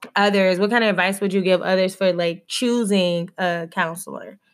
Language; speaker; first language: English; native; English